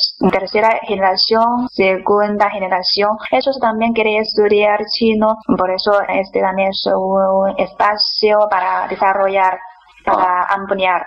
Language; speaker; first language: Spanish; non-native, fluent; Chinese